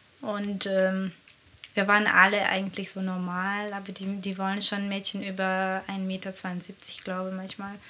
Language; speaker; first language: German; non-native, fluent; Latvian